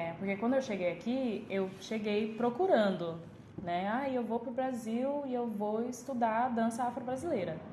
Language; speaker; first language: Portuguese; early bilingual, heritage; Portuguese